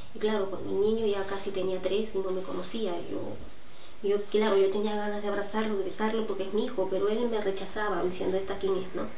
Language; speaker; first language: Spanish; native; Spanish